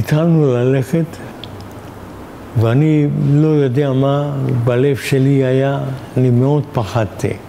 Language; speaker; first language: Hebrew; non-native, fluent; Hungarian